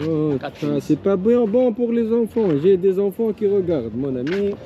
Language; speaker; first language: French; non-native, learner; Arabic